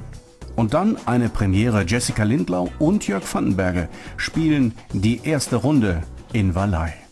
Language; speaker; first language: German; native; German